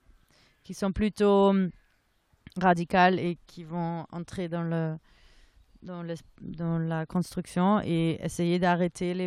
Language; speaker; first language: French; non-native, fluent; German